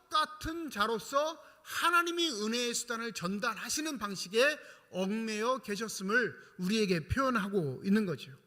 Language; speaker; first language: Korean; native; Korean